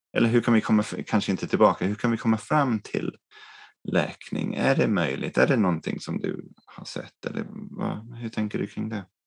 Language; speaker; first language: Swedish; non-native, fluent; English